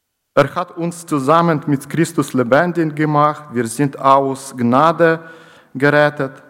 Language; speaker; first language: German; non-native, learner; Ukrainian